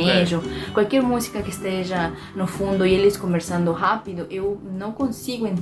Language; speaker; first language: Portuguese; non-native, fluent; Spanish